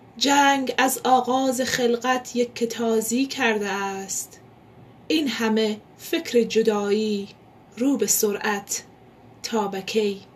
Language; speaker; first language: Persian; non-native, local second language; Pashto